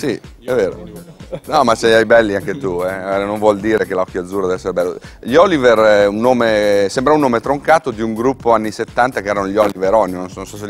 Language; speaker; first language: Italian; native; Italian